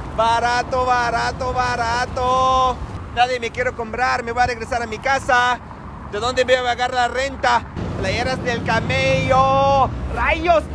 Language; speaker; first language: Spanish; non-native, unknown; Arabic